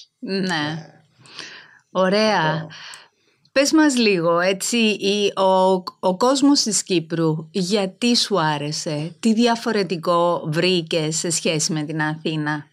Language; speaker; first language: Greek; native; Greek